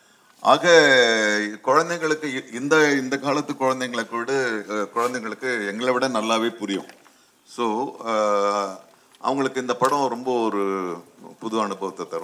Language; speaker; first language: Tamil; native; Tamil